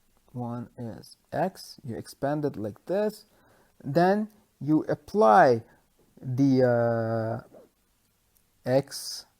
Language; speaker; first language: English; non-native, fluent; Turkish